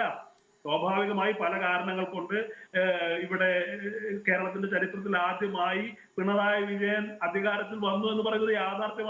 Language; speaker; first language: Malayalam; native; Malayalam